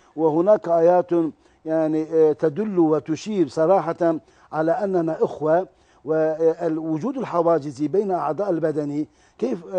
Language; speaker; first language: Arabic; non-native, fluent; Turkish